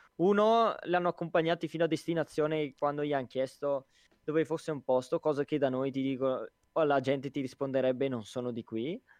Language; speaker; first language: Italian; native; Italian